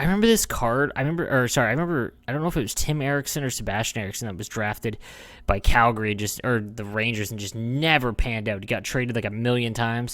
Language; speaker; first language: English; native; English